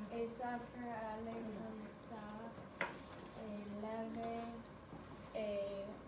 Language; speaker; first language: French; non-native, learner; English